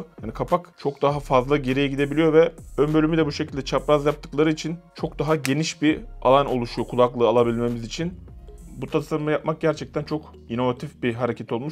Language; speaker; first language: Turkish; native; Turkish